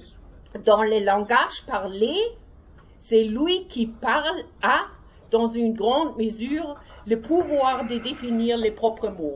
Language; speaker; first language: French; non-native, learner; German